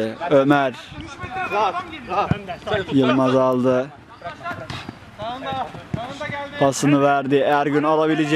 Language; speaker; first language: Turkish; native; Turkish